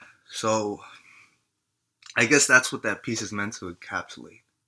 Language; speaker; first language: English; early bilingual, other home language; Spanish